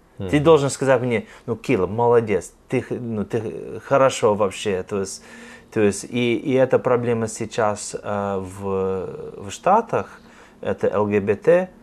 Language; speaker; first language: Russian; non-native, fluent; English